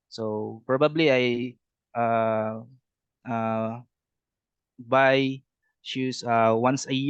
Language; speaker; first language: English; non-native, learner; Cebuano